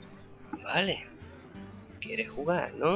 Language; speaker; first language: Spanish; native; Spanish